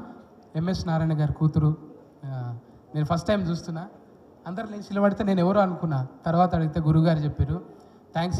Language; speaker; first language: Telugu; native; Telugu